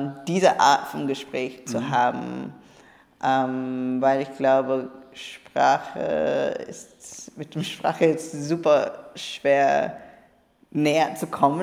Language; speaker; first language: German; non-native, learner; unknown